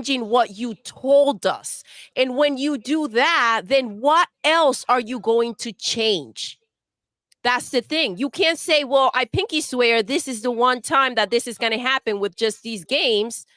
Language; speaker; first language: English; native; English